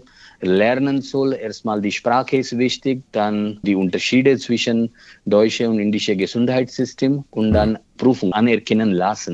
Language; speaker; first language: German; non-native, fluent; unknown